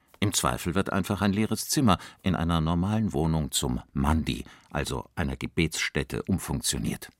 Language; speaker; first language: German; native; German